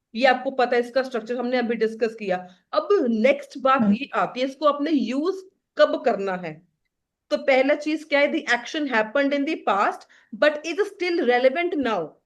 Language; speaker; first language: Hindi; non-native, local second language; Punjabi